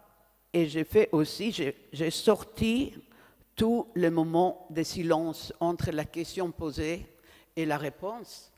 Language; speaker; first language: French; non-native, fluent; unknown